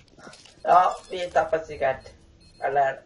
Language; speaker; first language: Norwegian; non-native, learner; Swedish